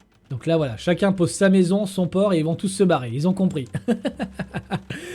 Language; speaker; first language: French; native; French